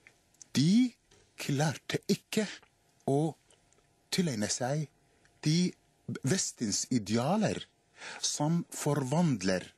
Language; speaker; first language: Norwegian; non-native, fluent; Arabic